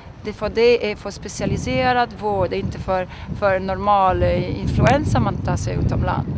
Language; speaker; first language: Swedish; non-native, fluent; Italian